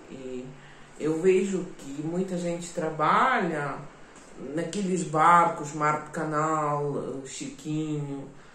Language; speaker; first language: Portuguese; non-native, fluent; Ukrainian